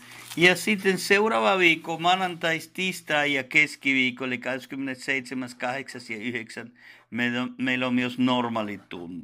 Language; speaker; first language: Finnish; non-native, learner; Spanish